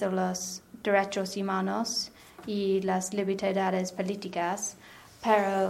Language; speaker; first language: Spanish; non-native, learner; English